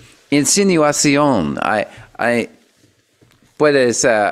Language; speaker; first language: Spanish; non-native, learner; English